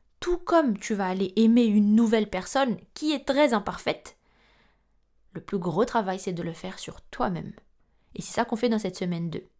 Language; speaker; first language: French; non-native, local second language; Malagasy